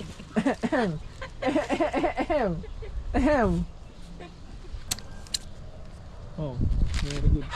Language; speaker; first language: English; non-native, learner; Filipino